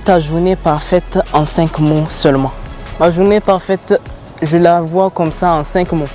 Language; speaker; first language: French; non-native, local second language; Hausa